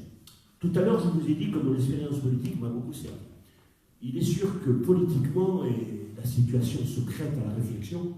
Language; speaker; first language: French; native; French